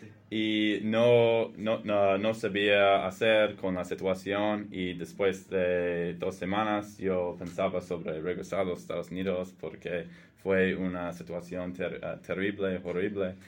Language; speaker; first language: Spanish; non-native, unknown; English